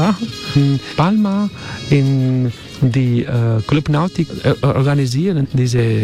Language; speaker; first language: German; non-native, learner; Spanish